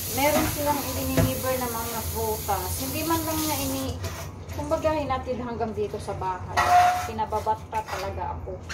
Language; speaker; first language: Filipino; non-native, local second language; Iloko